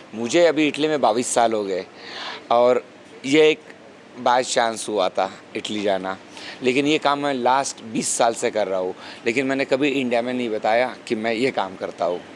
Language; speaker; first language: Hindi; non-native, local second language; Marathi